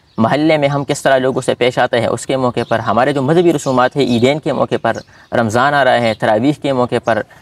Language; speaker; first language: Urdu; non-native, local second language; Pashto